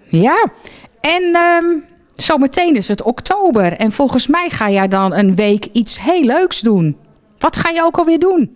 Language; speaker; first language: Dutch; native; Dutch